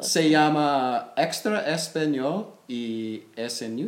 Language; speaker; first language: Spanish; non-native, learner; English